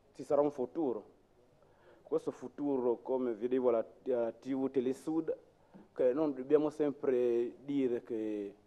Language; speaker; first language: Italian; non-native, fluent; French